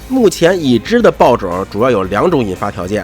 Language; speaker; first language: Chinese; native; Chinese